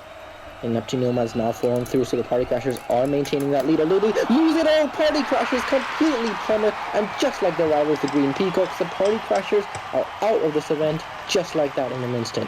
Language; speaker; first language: English; native; English